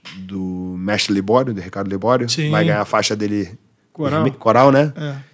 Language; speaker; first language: Portuguese; early bilingual, heritage; Portuguese